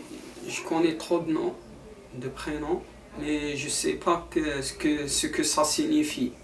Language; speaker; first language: French; non-native, learner; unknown